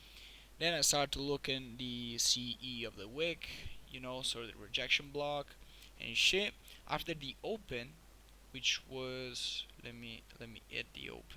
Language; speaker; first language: English; non-native, fluent; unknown